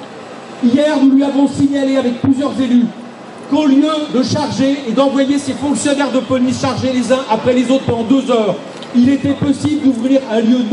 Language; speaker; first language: French; native; French